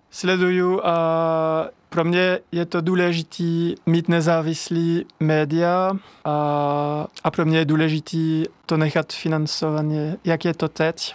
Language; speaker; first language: Czech; non-native, fluent; French